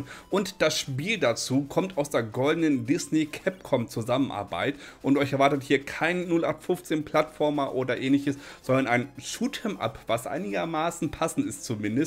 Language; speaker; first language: German; native; German